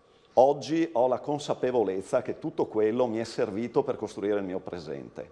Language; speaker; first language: Italian; native; Italian